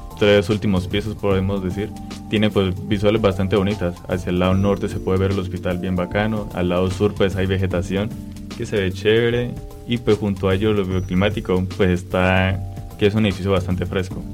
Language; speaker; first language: Spanish; native; Spanish